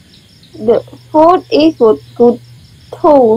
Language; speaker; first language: English; non-native, learner; Khmer